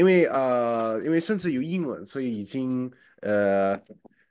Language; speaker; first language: Chinese; non-native, fluent; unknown